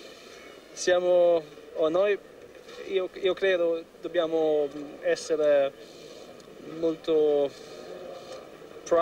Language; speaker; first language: Italian; non-native, learner; German